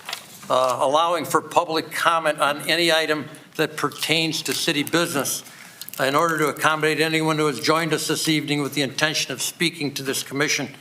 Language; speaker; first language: English; native; English